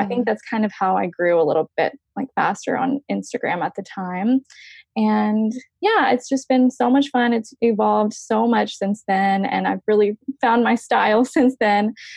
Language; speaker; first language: English; native; English